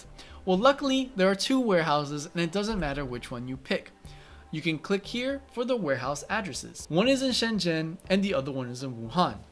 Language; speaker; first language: English; native; English